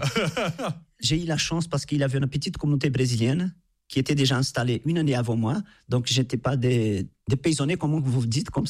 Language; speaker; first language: French; non-native, fluent; Portuguese